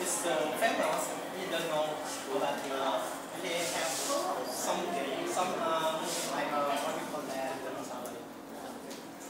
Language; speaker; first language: English; non-native, learner; Indonesian